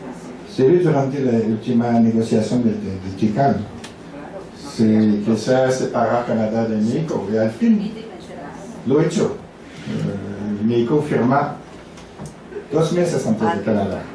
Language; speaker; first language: Spanish; non-native, learner; French